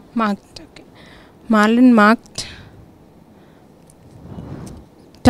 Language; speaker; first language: German; non-native, learner; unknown